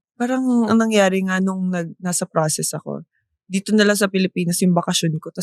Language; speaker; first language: Filipino; native; Filipino